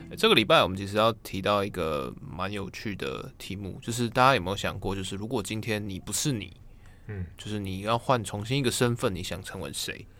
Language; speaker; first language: Chinese; native; Chinese